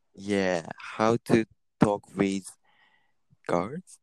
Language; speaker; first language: English; non-native, learner; Japanese